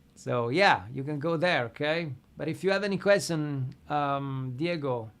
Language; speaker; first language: English; non-native, fluent; Italian